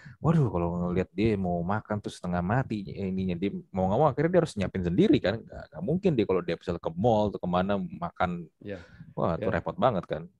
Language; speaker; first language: Indonesian; native; Indonesian